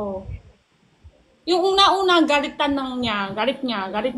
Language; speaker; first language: Filipino; non-native, learner; Chinese